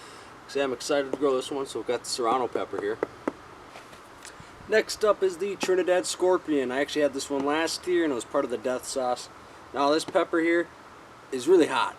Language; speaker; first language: English; native; English